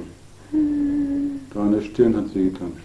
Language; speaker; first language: German; native; German